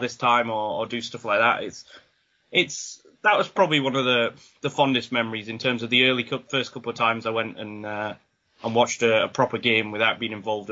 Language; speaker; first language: English; native; English